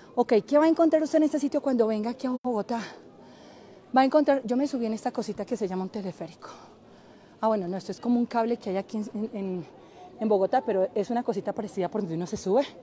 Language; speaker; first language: Spanish; native; Spanish